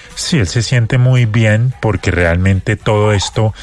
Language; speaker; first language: Spanish; native; Spanish